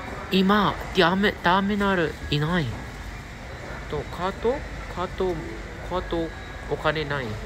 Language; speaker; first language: Japanese; non-native, learner; English